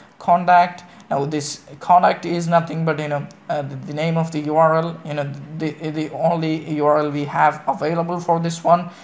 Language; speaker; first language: English; non-native, local second language; Malayalam